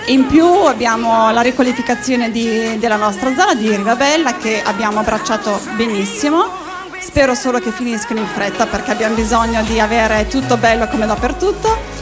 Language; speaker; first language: Italian; early bilingual, other home language; French